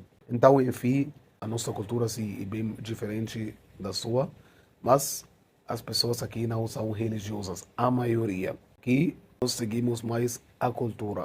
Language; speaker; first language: Portuguese; non-native, fluent; Arabic